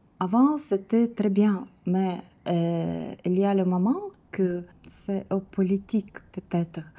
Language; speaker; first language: French; non-native, learner; Ukrainian